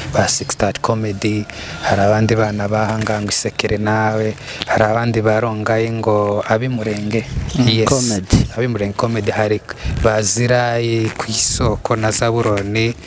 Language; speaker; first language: Kinyarwanda; native; Kinyarwanda